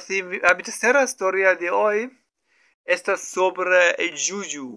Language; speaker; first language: Spanish; non-native, learner; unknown